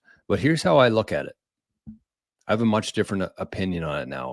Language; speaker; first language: English; native; English